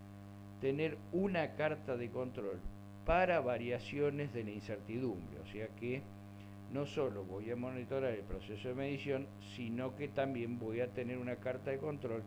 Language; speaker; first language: Spanish; native; Spanish